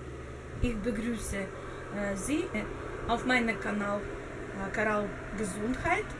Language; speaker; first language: German; non-native, learner; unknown